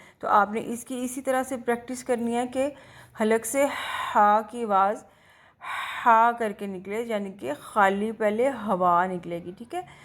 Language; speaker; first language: Urdu; native; Urdu